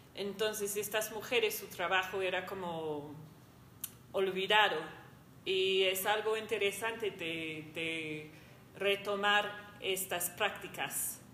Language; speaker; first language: Spanish; non-native, fluent; English